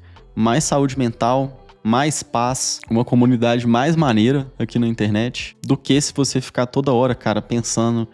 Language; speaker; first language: Portuguese; native; Portuguese